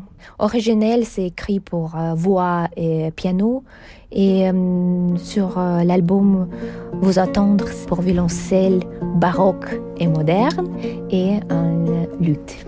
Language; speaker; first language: French; non-native, fluent; Russian